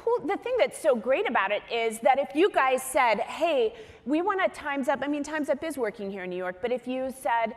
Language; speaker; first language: English; native; English